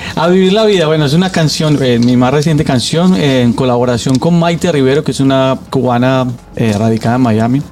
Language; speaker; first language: Spanish; native; Spanish